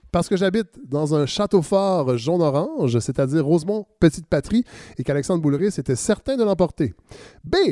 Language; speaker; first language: French; native; French